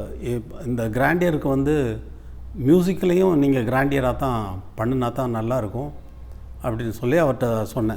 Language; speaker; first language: Tamil; native; Tamil